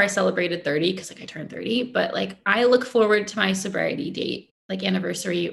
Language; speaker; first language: English; native; English